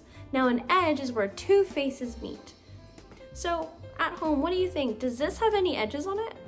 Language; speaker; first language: English; native; English